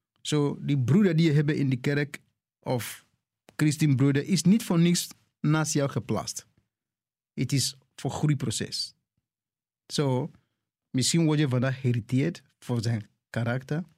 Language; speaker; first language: Dutch; non-native, fluent; English